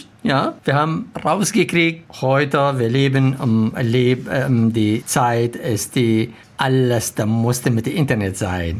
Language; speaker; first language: German; non-native, learner; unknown